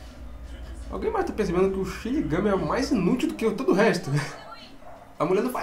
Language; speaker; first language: Portuguese; native; Portuguese